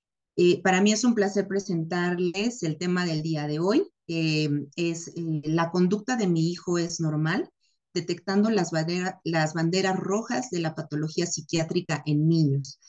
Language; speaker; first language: Spanish; native; Spanish